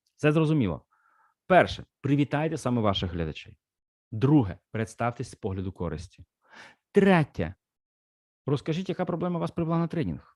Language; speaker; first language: Ukrainian; non-native, local second language; Russian